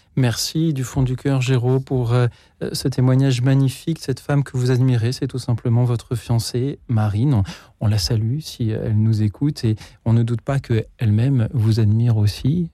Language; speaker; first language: French; native; French